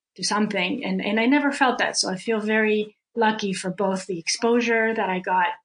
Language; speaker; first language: English; early bilingual, other home language; Russian